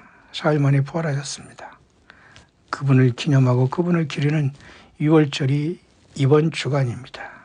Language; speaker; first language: Korean; native; Korean